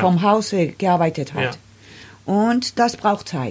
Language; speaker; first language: German; non-native, learner; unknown